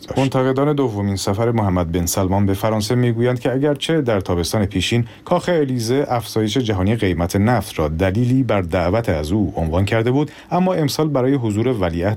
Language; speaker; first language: Persian; native; Persian